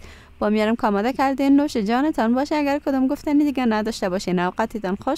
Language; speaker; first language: Persian; native; Persian